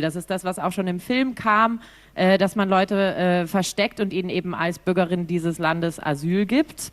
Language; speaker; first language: German; native; German